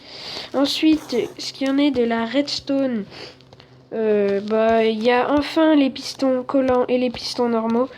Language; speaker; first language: French; native; French